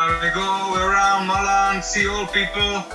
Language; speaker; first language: English; non-native, fluent; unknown